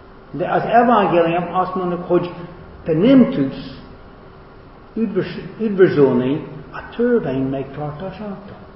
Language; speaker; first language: Hungarian; non-native, fluent; English